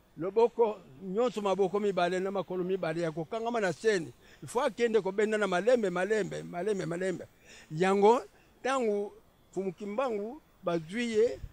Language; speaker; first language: Lingala; non-native, local second language; Kongo